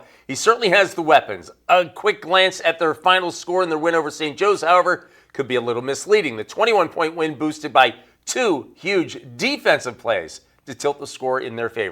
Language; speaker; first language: English; native; English